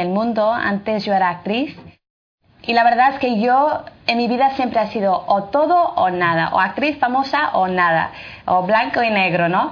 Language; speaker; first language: Spanish; non-native, fluent; French